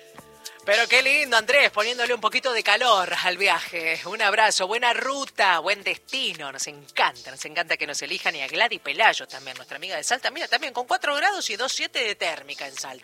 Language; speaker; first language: Spanish; native; Spanish